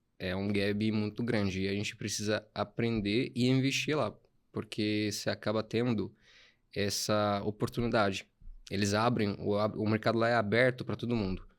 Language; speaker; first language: Portuguese; non-native, fluent; Arabic